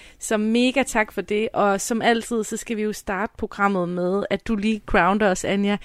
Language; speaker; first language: Danish; native; Danish